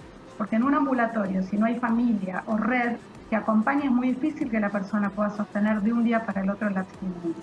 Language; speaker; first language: Spanish; native; Spanish